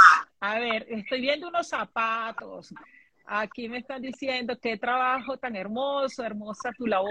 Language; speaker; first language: Spanish; native; Spanish